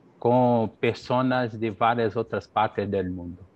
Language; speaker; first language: Portuguese; non-native, fluent; Spanish